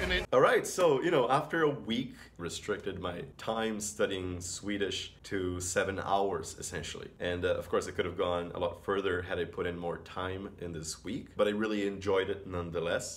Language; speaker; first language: English; non-native, fluent; Portuguese